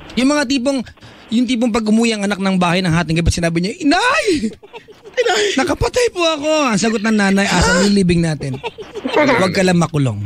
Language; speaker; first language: Filipino; native; Filipino